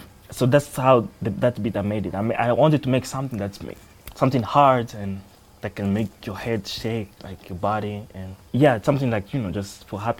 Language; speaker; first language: English; non-native, learner; French